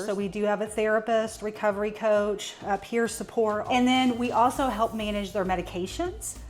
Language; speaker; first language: English; native; English